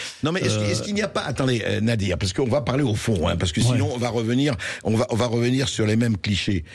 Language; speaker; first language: French; native; French